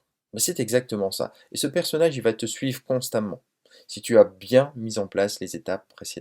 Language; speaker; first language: French; native; French